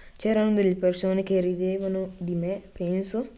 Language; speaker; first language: Italian; early bilingual, other home language; Akan